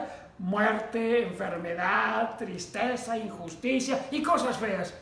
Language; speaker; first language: Spanish; native; Spanish